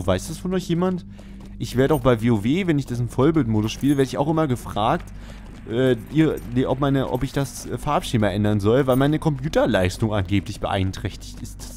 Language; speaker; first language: German; native; German